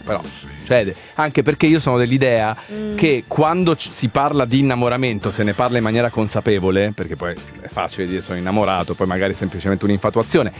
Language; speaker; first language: Italian; native; Italian